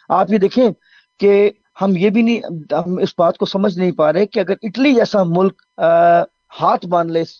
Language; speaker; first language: Urdu; non-native, local second language; Saraiki